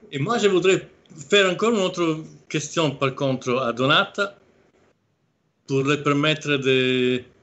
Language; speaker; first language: French; non-native, fluent; Italian